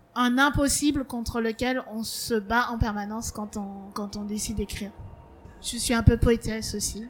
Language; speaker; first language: French; native; French